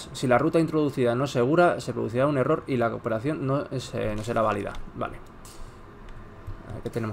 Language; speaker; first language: Spanish; native; Spanish